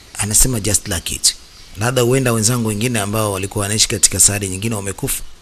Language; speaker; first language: Swahili; native; Swahili